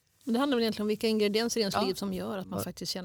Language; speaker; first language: Swedish; native; Swedish